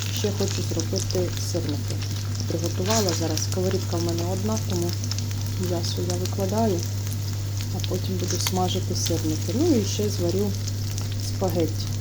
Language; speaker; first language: Ukrainian; native; Ukrainian